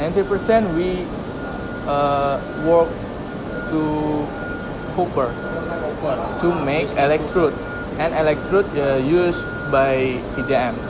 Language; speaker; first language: English; non-native, learner; Indonesian